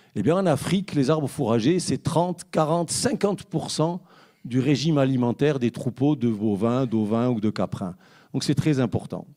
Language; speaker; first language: French; native; French